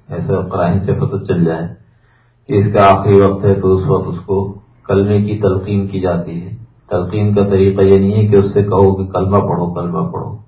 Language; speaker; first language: Urdu; native; Urdu